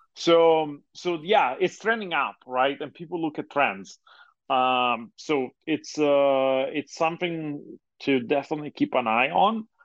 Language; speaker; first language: English; non-native, fluent; Italian